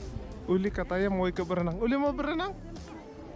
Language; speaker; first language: Indonesian; native; Indonesian